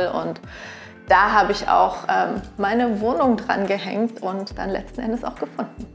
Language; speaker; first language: German; native; German